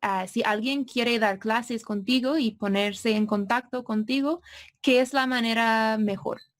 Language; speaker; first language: Spanish; non-native, fluent; English